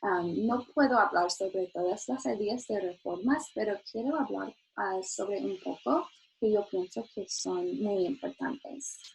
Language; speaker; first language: Spanish; non-native, learner; English